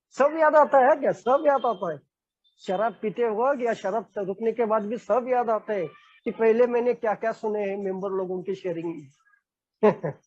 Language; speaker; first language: Hindi; non-native, local second language; Marathi